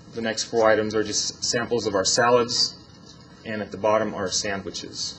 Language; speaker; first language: English; non-native, fluent; Polish